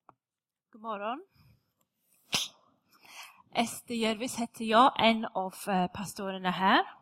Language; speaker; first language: Swedish; non-native, fluent; English